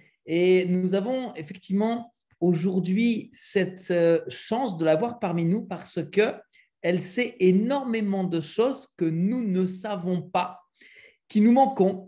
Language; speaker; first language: French; native; French